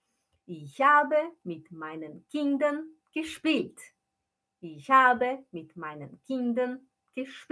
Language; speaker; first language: German; non-native, fluent; Portuguese